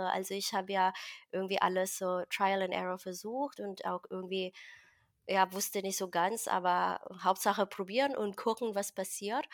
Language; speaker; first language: German; non-native, fluent; Filipino